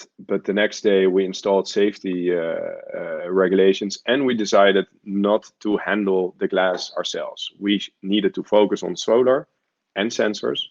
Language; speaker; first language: English; non-native, fluent; Dutch